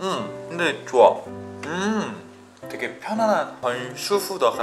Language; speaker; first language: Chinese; non-native, learner; Korean